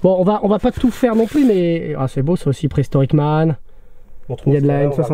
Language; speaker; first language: French; native; French